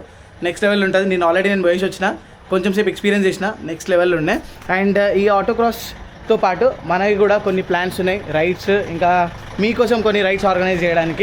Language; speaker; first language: Telugu; native; Telugu